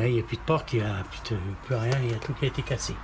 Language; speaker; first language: French; native; French